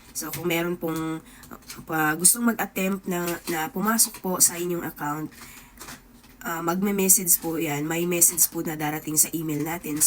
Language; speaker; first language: Filipino; non-native, local second language; Cebuano